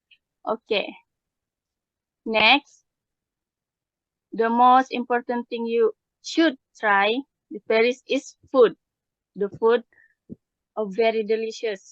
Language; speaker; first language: English; non-native, learner; Malay